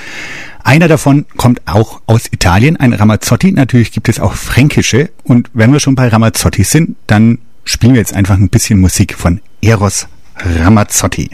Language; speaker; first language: German; native; German